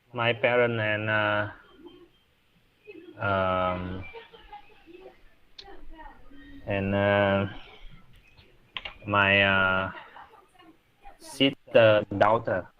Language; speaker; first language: English; non-native, learner; Vietnamese